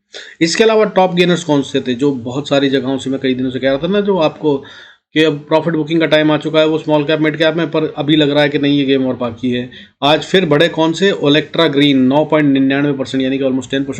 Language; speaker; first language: Hindi; native; Hindi